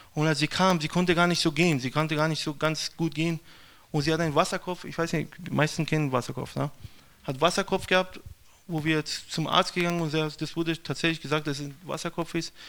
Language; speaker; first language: German; non-native, fluent; Persian